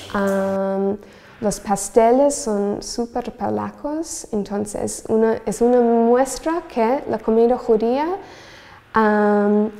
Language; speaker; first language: Spanish; non-native, learner; English